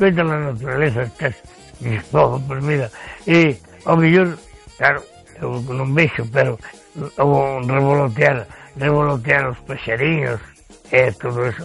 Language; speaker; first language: Spanish; native; Spanish